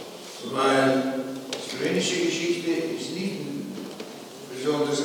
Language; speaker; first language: German; non-native, fluent; Slovenian